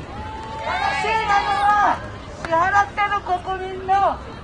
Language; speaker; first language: Japanese; non-native, fluent; Filipino